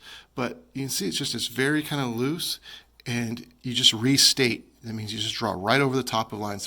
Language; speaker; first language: English; native; English